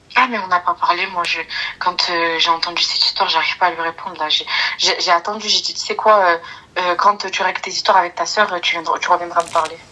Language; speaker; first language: French; early bilingual, other home language; Arabic